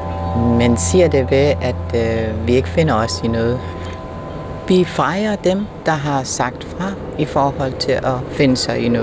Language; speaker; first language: Danish; non-native, fluent; English